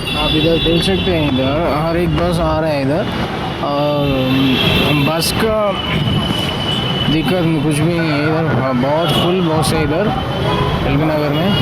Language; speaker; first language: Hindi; non-native, local second language; Telugu